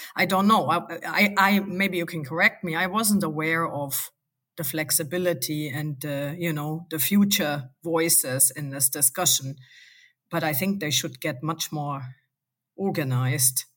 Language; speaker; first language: English; non-native, fluent; German